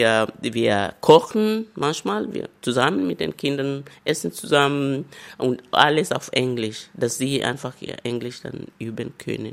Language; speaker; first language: German; non-native, fluent; Luyia